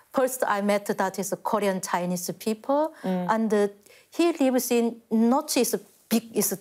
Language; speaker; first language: English; non-native, fluent; Korean